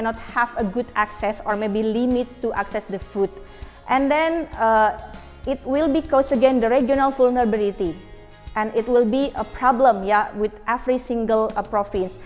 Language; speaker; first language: English; non-native, learner; Indonesian